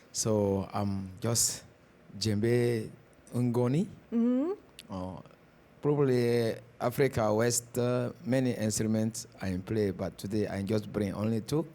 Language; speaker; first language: English; non-native, learner; Bambara